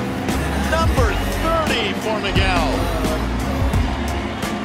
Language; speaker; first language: English; native; English